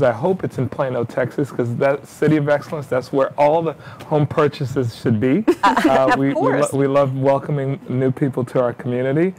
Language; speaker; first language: English; native; English